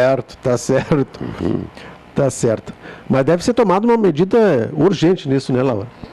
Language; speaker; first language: Portuguese; native; Portuguese